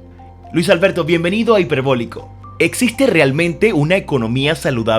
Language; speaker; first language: Spanish; native; Spanish